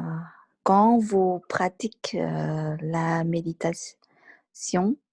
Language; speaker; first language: French; non-native, learner; Vietnamese